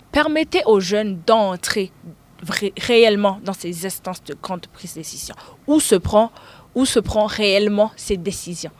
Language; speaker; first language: French; non-native, local second language; Rundi